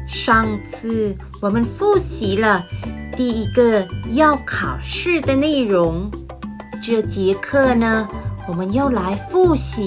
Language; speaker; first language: Chinese; non-native, fluent; Thai